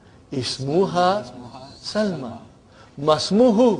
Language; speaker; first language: Arabic; non-native, fluent; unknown